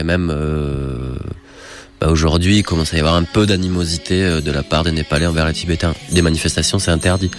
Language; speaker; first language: French; native; French